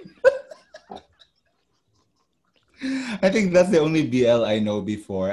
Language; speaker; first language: English; non-native, local second language; Cebuano